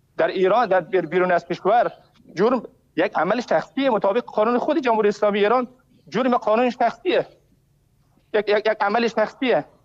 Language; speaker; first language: Persian; native; Persian